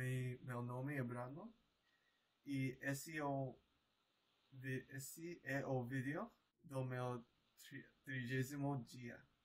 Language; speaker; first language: Portuguese; non-native, learner; English